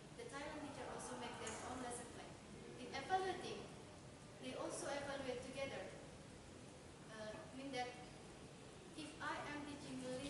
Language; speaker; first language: English; non-native, fluent; Indonesian